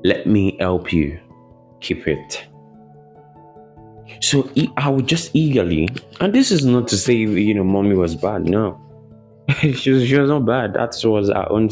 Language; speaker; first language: English; non-native, local second language; Yoruba